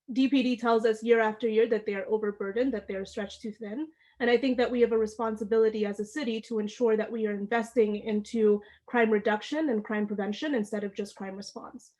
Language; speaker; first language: English; early bilingual, other home language; Amharic